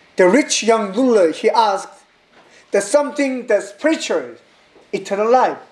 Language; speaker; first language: English; non-native, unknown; Korean